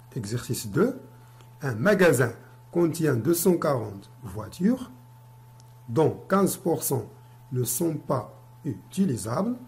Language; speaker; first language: French; non-native, local second language; Arabic